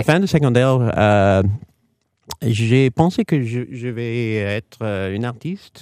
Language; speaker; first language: French; non-native, fluent; English